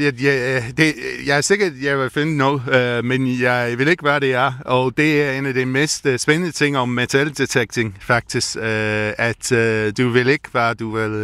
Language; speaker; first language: Danish; non-native, fluent; English